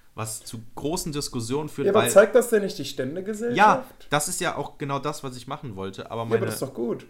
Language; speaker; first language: German; native; German